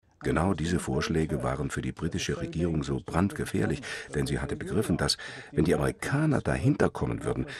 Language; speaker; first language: German; native; German